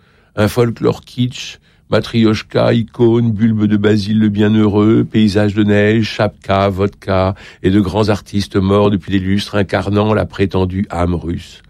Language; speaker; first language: French; native; French